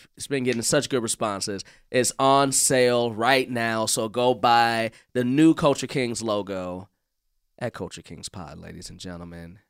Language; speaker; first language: English; native; English